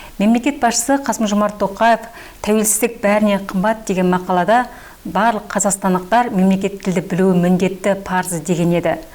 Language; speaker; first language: Kazakh; native; Kazakh